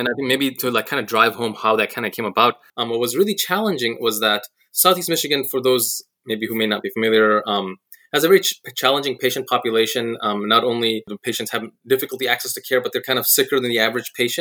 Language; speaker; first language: English; native; English